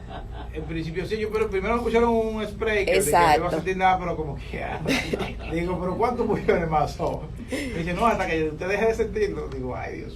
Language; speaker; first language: Spanish; native; Spanish